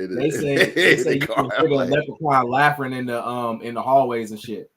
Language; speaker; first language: English; native; English